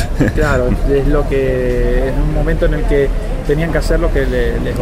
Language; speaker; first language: Spanish; native; Spanish